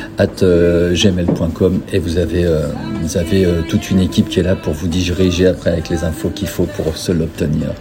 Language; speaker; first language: French; non-native, fluent; Portuguese